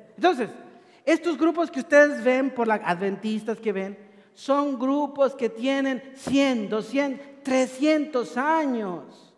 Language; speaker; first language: Spanish; native; Spanish